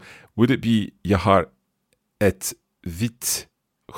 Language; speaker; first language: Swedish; non-native, learner; English